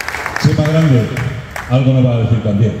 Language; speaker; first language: Spanish; native; Spanish